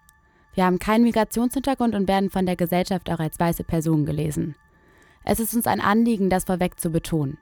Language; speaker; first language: German; native; German